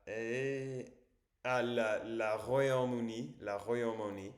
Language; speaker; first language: French; non-native, learner; English